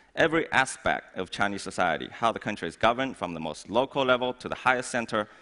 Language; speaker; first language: English; non-native, fluent; Chinese